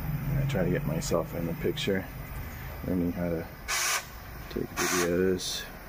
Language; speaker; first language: English; native; English